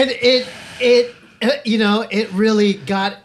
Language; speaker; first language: English; native; English